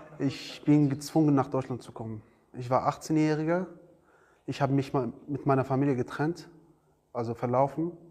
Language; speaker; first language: German; non-native, learner; Arabic